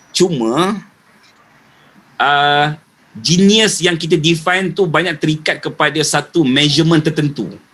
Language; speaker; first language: Malay; native; Malay